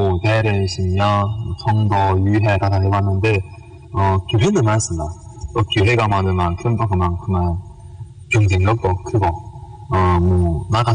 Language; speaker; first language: Korean; early bilingual, heritage; Korean